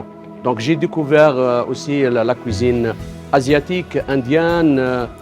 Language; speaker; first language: French; non-native, fluent; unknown